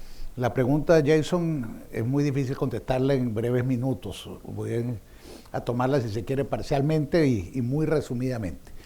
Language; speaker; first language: Spanish; native; Spanish